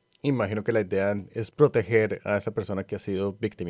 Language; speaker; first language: Spanish; native; Spanish